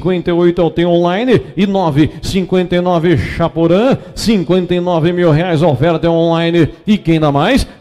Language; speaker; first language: Portuguese; native; Portuguese